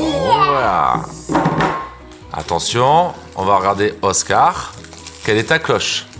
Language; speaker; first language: French; native; French